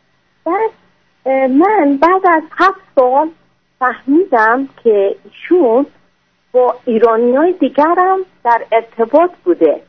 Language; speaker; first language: Persian; non-native, fluent; French